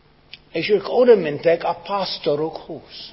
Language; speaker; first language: Hungarian; non-native, fluent; English